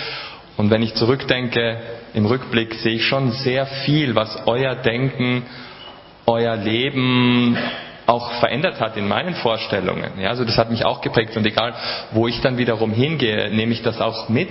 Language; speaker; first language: German; native; German